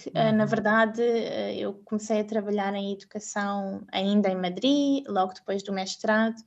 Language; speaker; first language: Portuguese; native; Portuguese